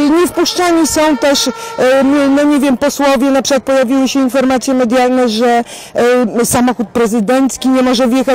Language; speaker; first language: Polish; native; Polish